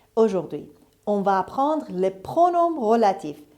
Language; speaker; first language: French; non-native, fluent; Persian